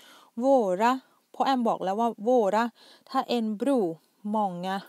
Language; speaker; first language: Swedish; non-native, fluent; Thai